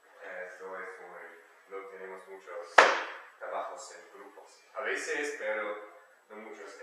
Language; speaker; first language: Spanish; non-native, learner; German